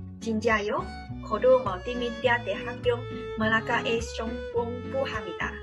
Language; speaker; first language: Korean; non-native, learner; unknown